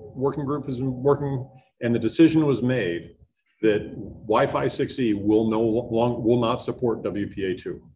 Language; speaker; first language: English; native; English